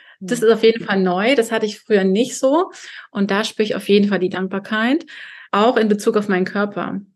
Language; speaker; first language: German; early bilingual, other home language; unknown